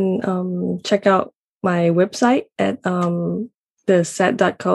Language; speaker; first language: English; non-native, local second language; Cantonese